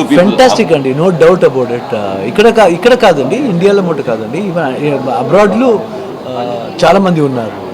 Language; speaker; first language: Telugu; non-native, learner; Kannada